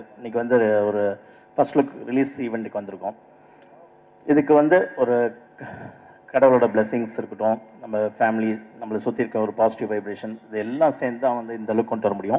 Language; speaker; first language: Tamil; native; Tamil